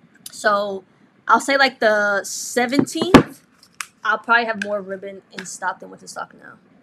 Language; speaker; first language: English; early bilingual, other home language; Spanish